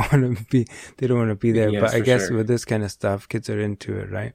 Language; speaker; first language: English; native; English